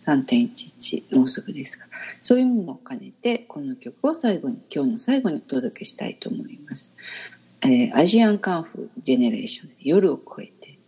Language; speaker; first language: Japanese; native; Japanese